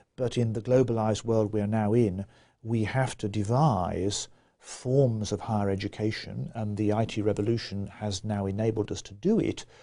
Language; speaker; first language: English; native; English